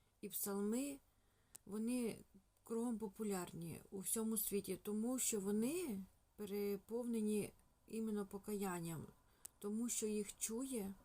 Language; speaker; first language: Ukrainian; non-native, local second language; Russian